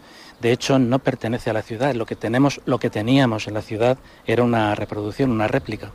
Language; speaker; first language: Spanish; native; Spanish